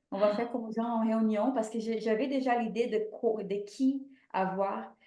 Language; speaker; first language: French; non-native, fluent; Portuguese